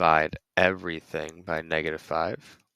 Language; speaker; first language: English; native; English